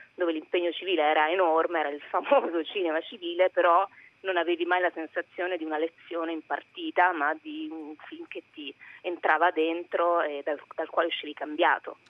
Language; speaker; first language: Italian; native; Italian